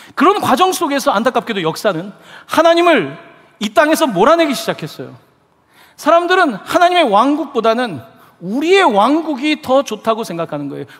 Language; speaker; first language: Korean; native; Korean